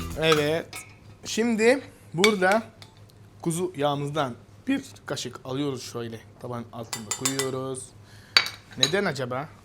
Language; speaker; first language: Turkish; non-native, fluent; Arabic